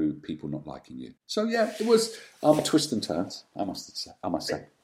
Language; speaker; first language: English; native; English